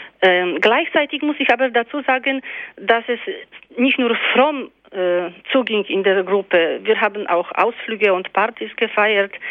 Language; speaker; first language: German; non-native, fluent; Polish